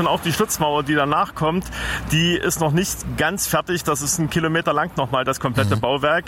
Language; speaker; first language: German; native; German